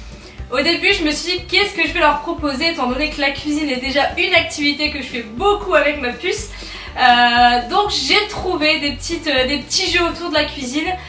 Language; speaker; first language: French; native; French